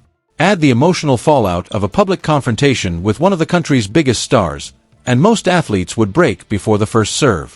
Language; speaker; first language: English; native; English